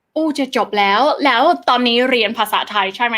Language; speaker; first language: Thai; non-native, fluent; English